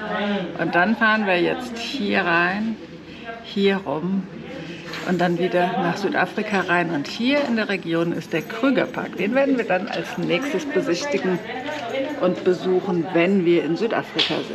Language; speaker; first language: German; native; German